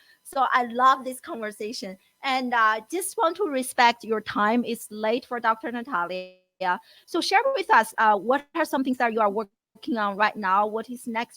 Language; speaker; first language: English; non-native, fluent; Chinese